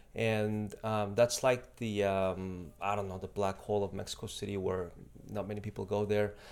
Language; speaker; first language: English; non-native, fluent; Spanish